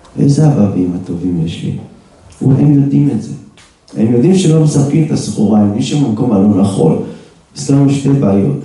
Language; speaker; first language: Hebrew; native; Hebrew